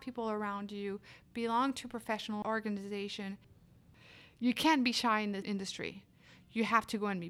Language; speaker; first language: English; non-native, fluent; French